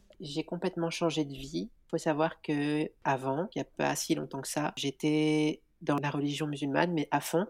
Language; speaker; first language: French; native; French